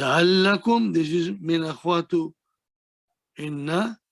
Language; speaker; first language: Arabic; non-native, fluent; Urdu